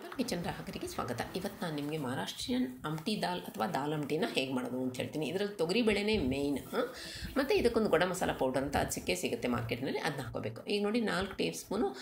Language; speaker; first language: Kannada; non-native, local second language; Konkani